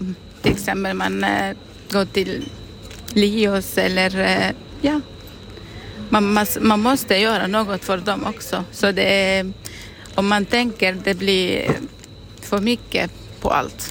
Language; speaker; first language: Swedish; non-native, learner; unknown